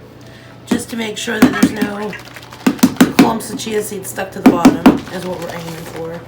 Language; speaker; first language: English; native; English